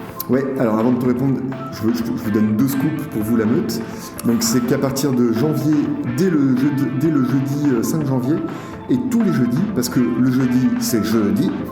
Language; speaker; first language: French; native; French